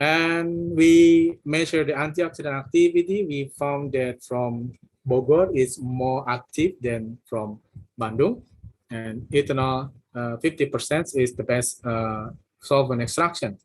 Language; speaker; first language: English; non-native, fluent; Indonesian